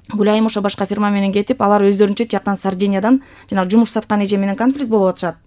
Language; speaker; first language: Kyrgyz; native; Kyrgyz